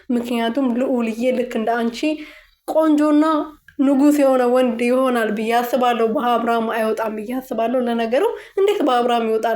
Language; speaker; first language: Amharic; non-native, local second language; Oromo